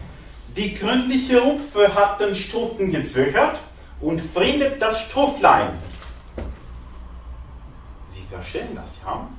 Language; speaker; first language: German; non-native, fluent; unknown